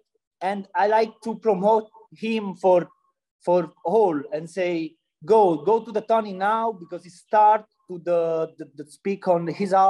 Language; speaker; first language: English; non-native, learner; Italian